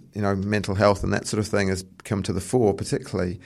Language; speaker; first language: English; native; English